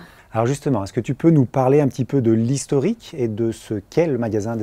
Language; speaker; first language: French; native; French